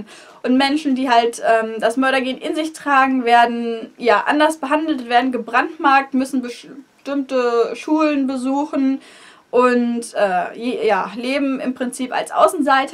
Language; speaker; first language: German; native; German